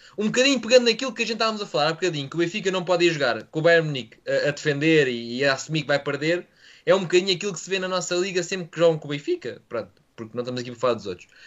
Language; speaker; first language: Portuguese; native; Portuguese